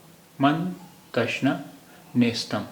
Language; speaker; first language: Persian; non-native, fluent; Urdu